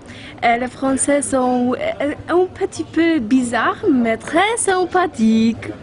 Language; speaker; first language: French; non-native, learner; Polish